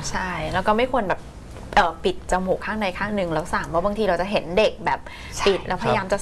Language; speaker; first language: Thai; native; Thai